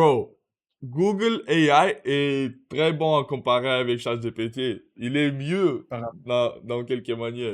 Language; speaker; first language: French; non-native, learner; Russian